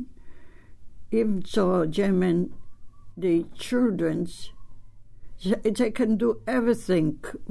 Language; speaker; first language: English; non-native, learner; Polish